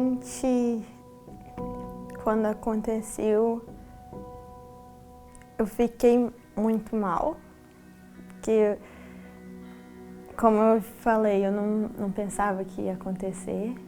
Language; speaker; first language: Portuguese; early bilingual, heritage; Portuguese